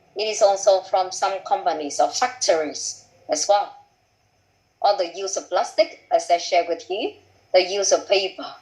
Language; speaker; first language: English; non-native, fluent; Vietnamese